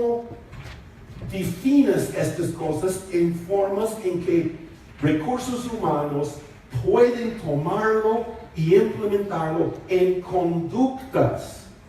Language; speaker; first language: Spanish; non-native, fluent; English